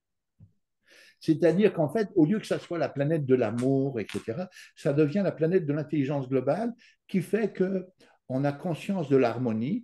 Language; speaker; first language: French; native; French